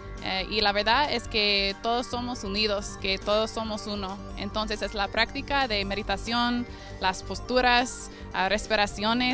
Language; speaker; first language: Spanish; non-native, fluent; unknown